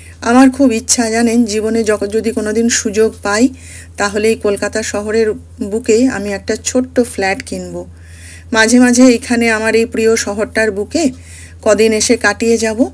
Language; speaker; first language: Bangla; early bilingual, other home language; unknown